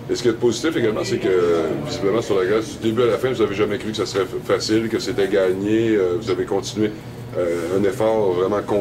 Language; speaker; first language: French; native; French